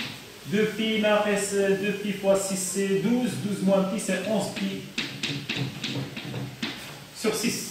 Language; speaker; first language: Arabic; native; Arabic